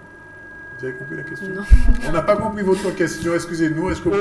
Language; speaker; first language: French; native; French